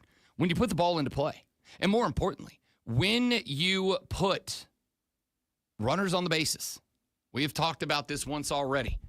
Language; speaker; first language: English; native; English